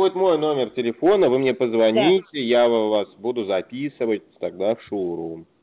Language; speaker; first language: Russian; native; Russian